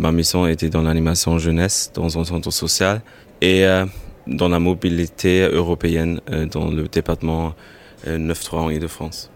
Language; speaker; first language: French; non-native, fluent; German